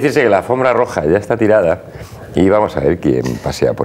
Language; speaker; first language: Spanish; native; Spanish